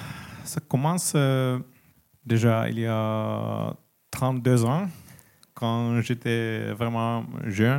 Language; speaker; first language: French; non-native, learner; Finnish